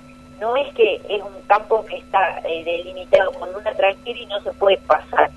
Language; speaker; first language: Spanish; native; Spanish